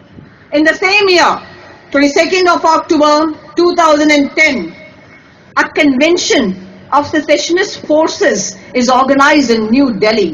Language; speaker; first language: English; non-native, local second language; Hindi